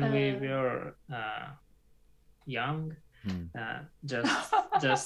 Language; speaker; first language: English; non-native, learner; Russian